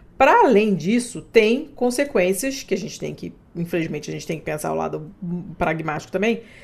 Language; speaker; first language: Portuguese; native; Portuguese